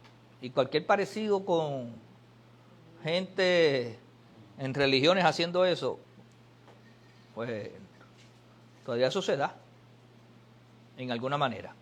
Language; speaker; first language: Spanish; native; Spanish